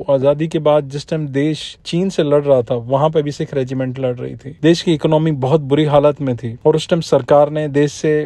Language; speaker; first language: Hindi; non-native, local second language; Punjabi